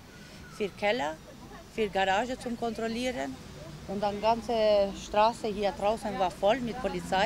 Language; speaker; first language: German; non-native, learner; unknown